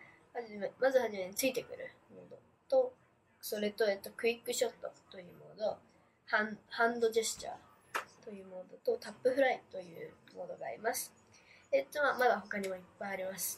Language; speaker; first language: Japanese; early bilingual, heritage; Japanese